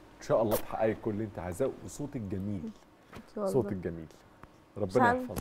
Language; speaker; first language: Arabic; native; Arabic